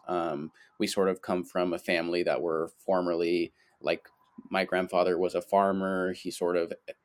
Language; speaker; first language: English; early bilingual, other home language; Spanish